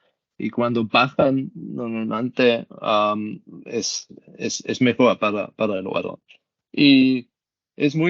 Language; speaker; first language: Spanish; non-native, learner; German